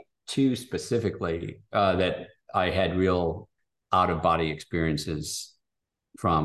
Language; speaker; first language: English; native; English